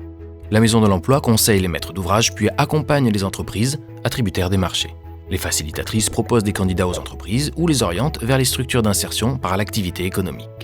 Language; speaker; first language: French; native; French